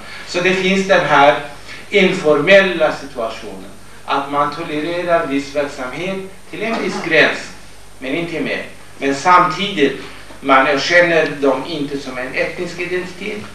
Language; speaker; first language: Swedish; non-native, fluent; Kurdish